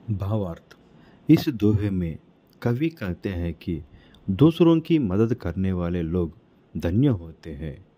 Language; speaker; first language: Hindi; non-native, local second language; Telugu